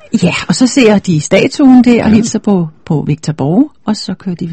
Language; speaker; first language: Danish; native; Danish